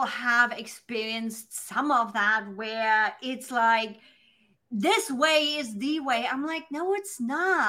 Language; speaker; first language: English; non-native, fluent; German